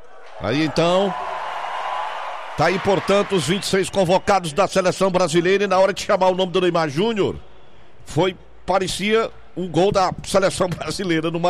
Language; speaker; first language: Portuguese; native; Portuguese